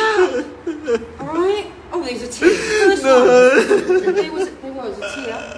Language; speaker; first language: English; native; English